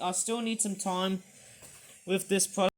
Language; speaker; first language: English; native; English